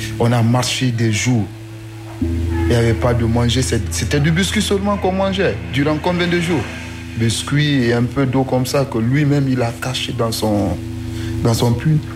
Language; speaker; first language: French; non-native, local second language; Susu